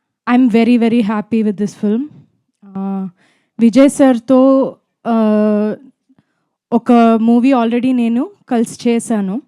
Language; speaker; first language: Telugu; non-native, fluent; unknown